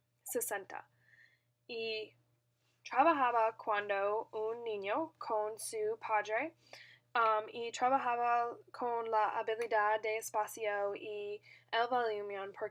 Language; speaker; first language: Spanish; non-native, learner; English